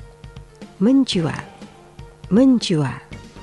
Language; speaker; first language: Japanese; non-native, fluent; Indonesian